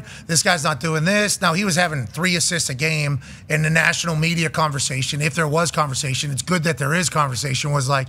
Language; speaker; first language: English; native; English